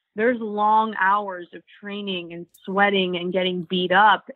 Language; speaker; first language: English; native; English